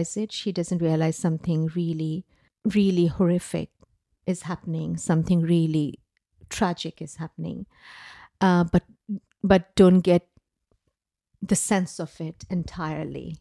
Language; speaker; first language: English; non-native, local second language; Bangla